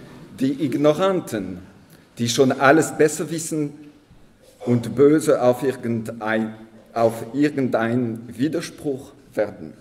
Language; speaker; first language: German; non-native, local second language; French